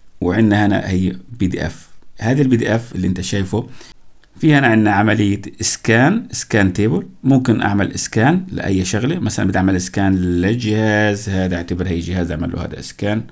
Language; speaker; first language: Arabic; native; Arabic